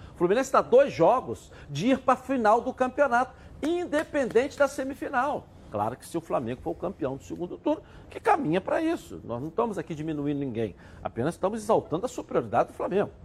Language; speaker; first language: Portuguese; native; Portuguese